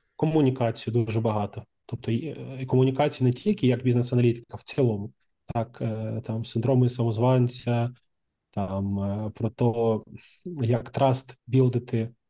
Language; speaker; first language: Ukrainian; native; Ukrainian